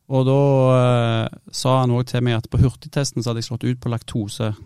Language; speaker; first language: Norwegian; native; Norwegian